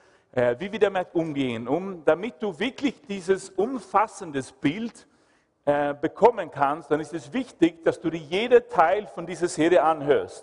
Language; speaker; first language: German; non-native, fluent; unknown